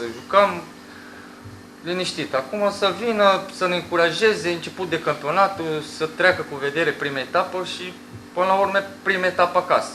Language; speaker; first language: Romanian; non-native, fluent; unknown